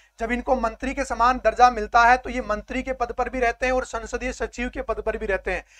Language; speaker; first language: Hindi; native; Hindi